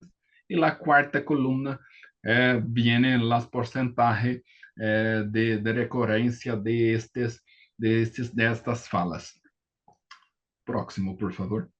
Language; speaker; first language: Spanish; non-native, learner; Portuguese